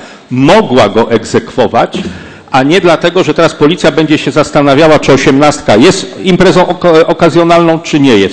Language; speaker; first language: Polish; native; Polish